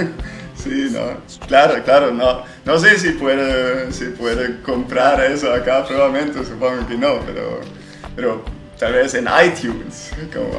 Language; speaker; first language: Spanish; non-native, fluent; German